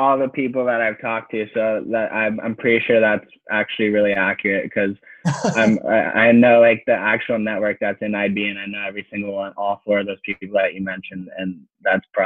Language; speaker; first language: English; native; English